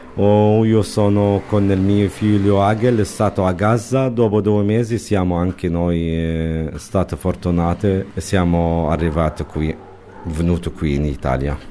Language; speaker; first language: Italian; non-native, learner; Arabic